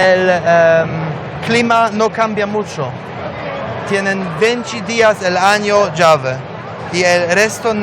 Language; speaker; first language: Spanish; non-native, learner; Polish